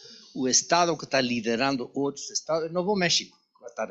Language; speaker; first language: Portuguese; non-native, learner; Spanish